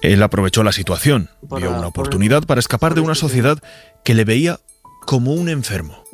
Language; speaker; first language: Spanish; native; Spanish